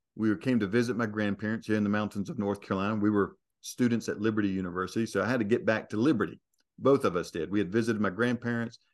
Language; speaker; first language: English; native; English